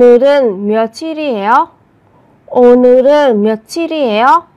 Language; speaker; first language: Korean; non-native, fluent; Vietnamese